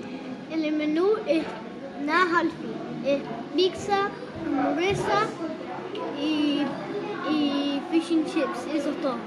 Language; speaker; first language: Spanish; early bilingual, heritage; Spanish